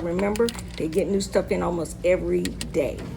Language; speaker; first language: English; native; English